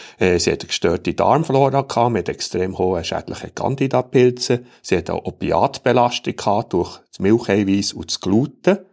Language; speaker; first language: German; native; German